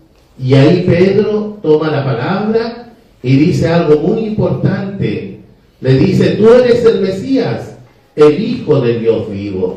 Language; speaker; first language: Spanish; native; Spanish